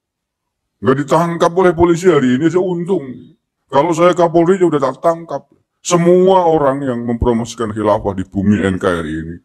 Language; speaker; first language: Indonesian; native; Indonesian